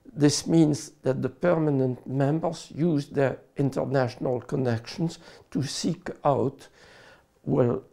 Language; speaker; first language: English; non-native, fluent; French